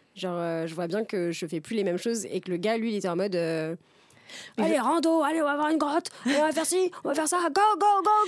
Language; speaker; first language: French; native; French